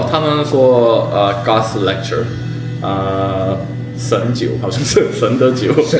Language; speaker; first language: Chinese; non-native, fluent; Korean